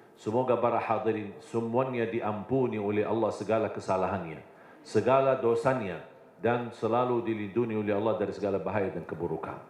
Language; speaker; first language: Indonesian; non-native, fluent; Arabic